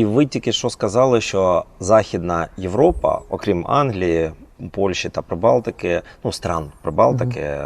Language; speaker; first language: Ukrainian; native; Ukrainian